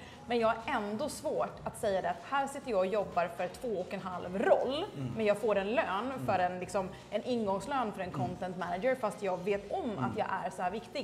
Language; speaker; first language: Swedish; native; Swedish